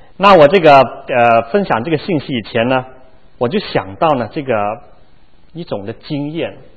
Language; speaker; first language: Chinese; non-native, local second language; Cantonese